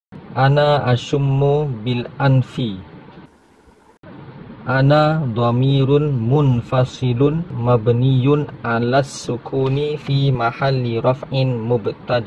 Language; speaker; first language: Arabic; non-native, learner; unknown